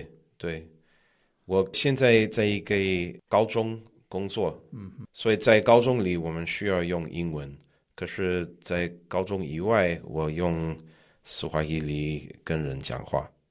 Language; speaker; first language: Chinese; non-native, learner; English